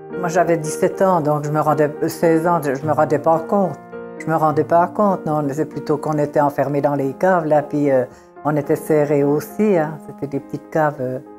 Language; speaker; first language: French; early bilingual, other home language; Italian